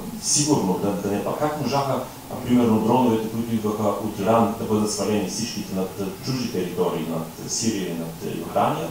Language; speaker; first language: Bulgarian; native; Bulgarian